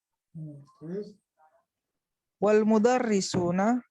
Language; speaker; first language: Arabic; non-native, learner; Indonesian